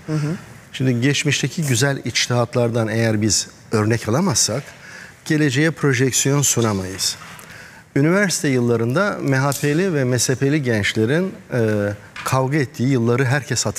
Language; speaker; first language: Turkish; native; Turkish